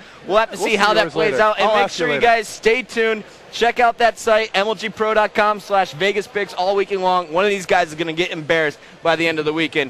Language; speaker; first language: English; native; English